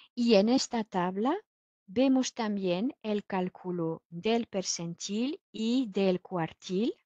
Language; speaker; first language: Spanish; non-native, fluent; French